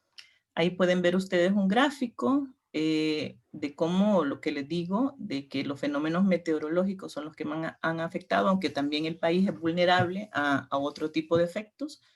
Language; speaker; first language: Spanish; native; Spanish